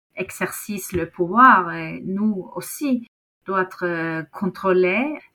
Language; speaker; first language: French; non-native, fluent; Norwegian